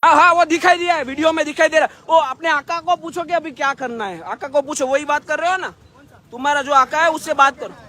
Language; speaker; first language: Hindi; non-native, local second language; Gujarati